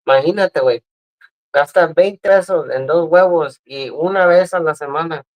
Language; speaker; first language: Spanish; early bilingual, other home language; English